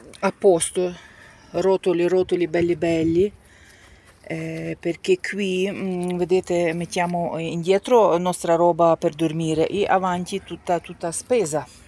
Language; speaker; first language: Italian; non-native, learner; Ukrainian